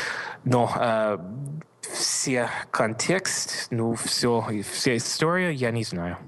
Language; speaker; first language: Russian; non-native, learner; English